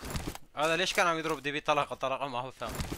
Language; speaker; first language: Arabic; native; Arabic